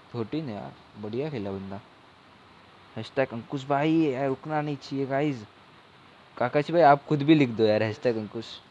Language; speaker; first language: Hindi; non-native, local second language; Marathi